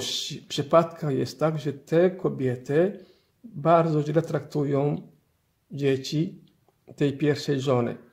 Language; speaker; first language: Polish; non-native, fluent; Somali